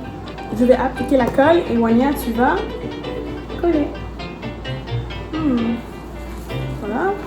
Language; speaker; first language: French; native; French